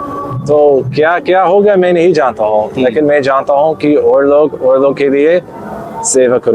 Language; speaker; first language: Hindi; non-native, learner; English